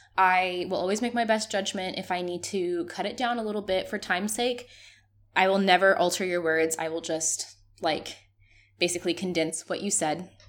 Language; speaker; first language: English; non-native, fluent; Spanish